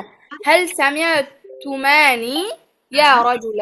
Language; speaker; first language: Arabic; non-native, learner; Uzbek